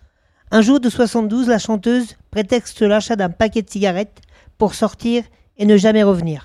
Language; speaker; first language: French; native; French